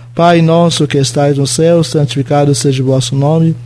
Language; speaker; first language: Portuguese; native; Portuguese